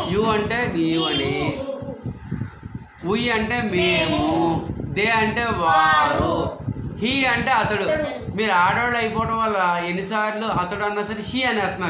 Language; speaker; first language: Telugu; native; Telugu